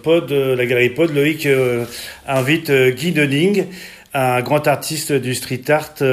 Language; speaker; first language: French; native; French